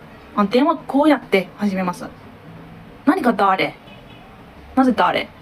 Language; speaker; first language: Japanese; non-native, learner; Turkish